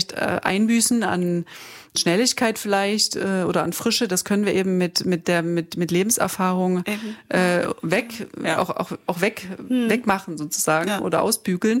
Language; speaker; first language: German; native; German